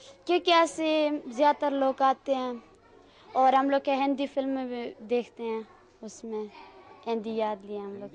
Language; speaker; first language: Hindi; non-native, fluent; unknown